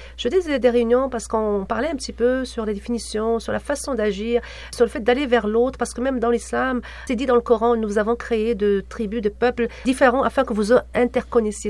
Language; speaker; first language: French; non-native, local second language; Arabic